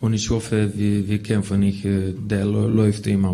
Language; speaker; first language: German; non-native, learner; Romanian